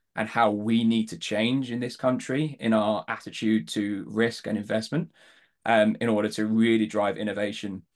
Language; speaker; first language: English; native; English